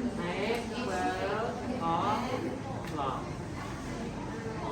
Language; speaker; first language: English; non-native, learner; Khmer